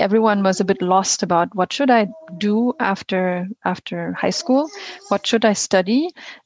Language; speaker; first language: English; non-native, fluent; German